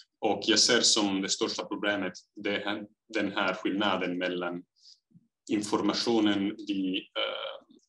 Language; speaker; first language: Swedish; non-native, fluent; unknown